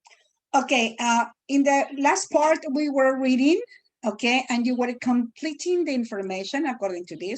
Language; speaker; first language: English; non-native, fluent; Spanish